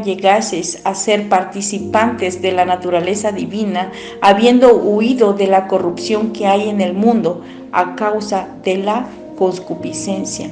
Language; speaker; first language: Spanish; native; Spanish